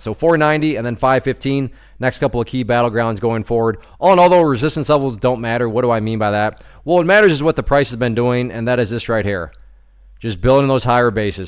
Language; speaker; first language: English; native; English